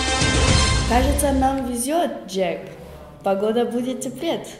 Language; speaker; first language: Russian; non-native, learner; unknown